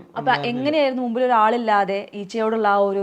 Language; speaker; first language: Malayalam; native; Malayalam